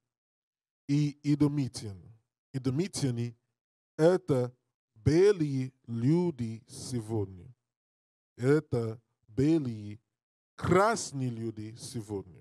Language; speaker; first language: Russian; non-native, learner; English